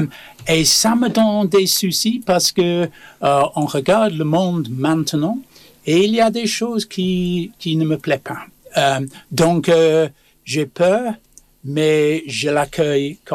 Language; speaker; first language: French; non-native, fluent; English